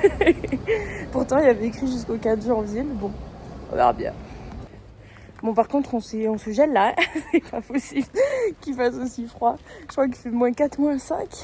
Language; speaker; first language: French; native; French